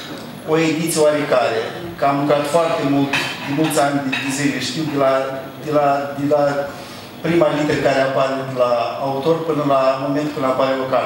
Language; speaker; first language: Romanian; non-native, local second language; Ukrainian